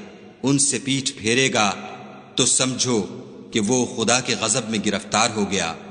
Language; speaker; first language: Urdu; native; Urdu